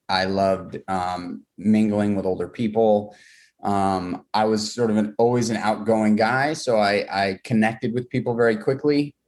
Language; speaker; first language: English; native; English